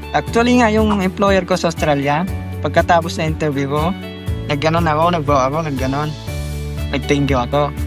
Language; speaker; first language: Filipino; non-native, local second language; Iloko